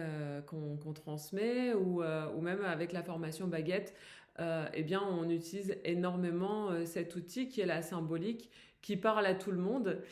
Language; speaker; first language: French; native; French